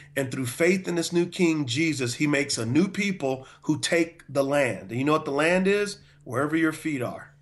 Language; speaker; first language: English; native; English